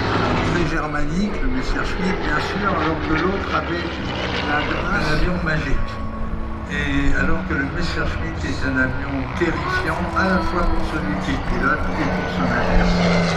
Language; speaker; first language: French; native; French